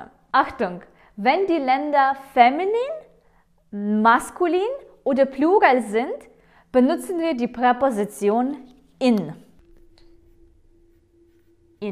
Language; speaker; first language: German; non-native, fluent; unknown